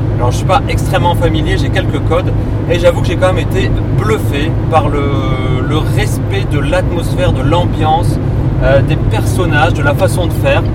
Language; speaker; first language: French; native; French